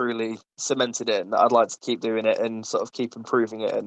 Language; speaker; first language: English; native; English